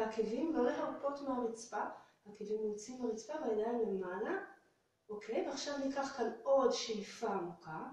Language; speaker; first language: Hebrew; native; Hebrew